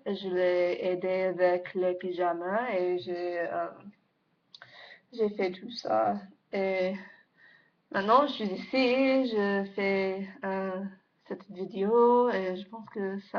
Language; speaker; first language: French; non-native, learner; English